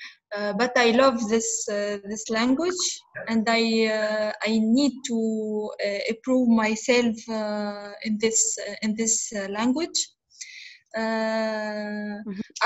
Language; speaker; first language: English; non-native, learner; Arabic